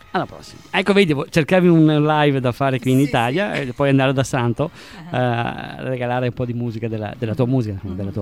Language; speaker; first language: Italian; native; Italian